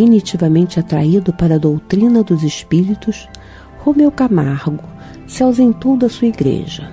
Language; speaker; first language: Portuguese; native; Portuguese